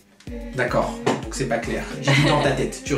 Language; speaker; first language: French; native; French